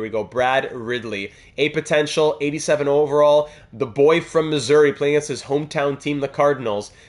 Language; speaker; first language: English; native; English